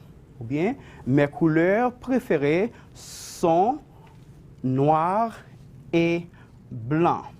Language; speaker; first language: French; non-native, fluent; Spanish